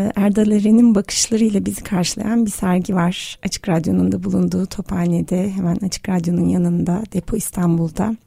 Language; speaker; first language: Turkish; native; Turkish